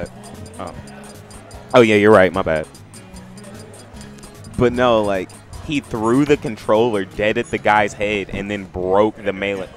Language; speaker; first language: English; native; English